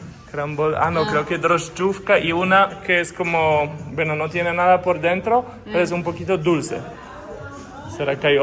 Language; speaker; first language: Spanish; non-native, fluent; Polish